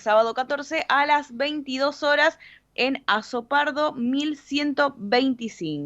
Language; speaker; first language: Spanish; native; Spanish